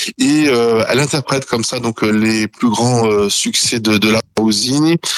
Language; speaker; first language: French; native; French